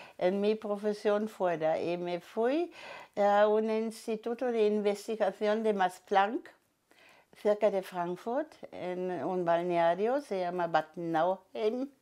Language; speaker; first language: Spanish; non-native, fluent; German